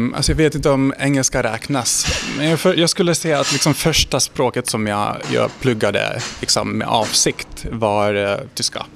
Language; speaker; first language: Swedish; non-native, fluent; Hungarian